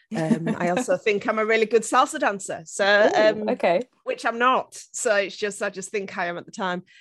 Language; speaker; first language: English; native; English